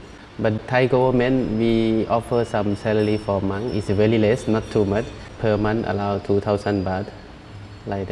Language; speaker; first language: English; non-native, learner; Thai